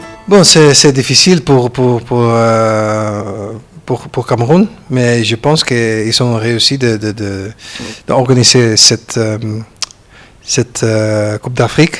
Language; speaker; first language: French; non-native, learner; Dutch